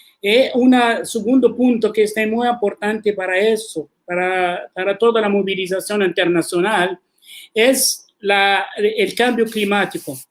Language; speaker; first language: Spanish; non-native, learner; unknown